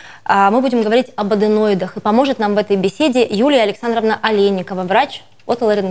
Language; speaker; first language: Russian; native; Russian